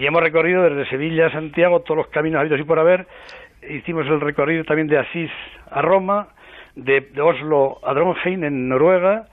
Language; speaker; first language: Spanish; native; Spanish